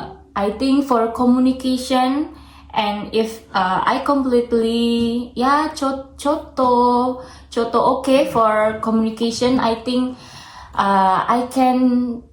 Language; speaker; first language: English; non-native, learner; Indonesian